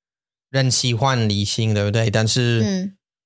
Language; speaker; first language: Chinese; non-native, learner; English